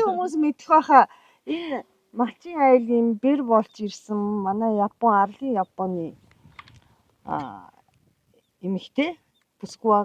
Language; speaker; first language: Mongolian; native; Mongolian